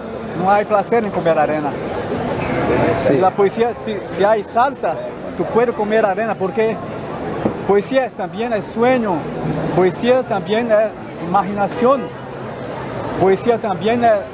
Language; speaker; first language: Spanish; non-native, fluent; Portuguese